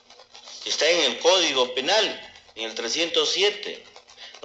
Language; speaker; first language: Spanish; native; Spanish